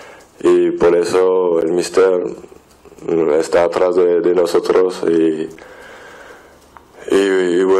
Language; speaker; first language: Spanish; non-native, fluent; French